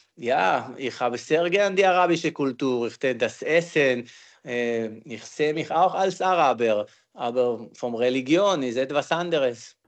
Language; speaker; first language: German; non-native, learner; Hebrew